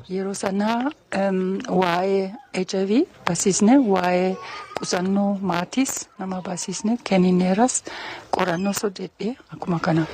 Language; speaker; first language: Oromo; non-native, fluent; German